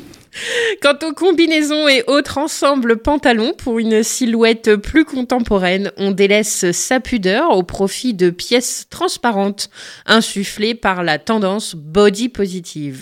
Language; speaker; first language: French; native; French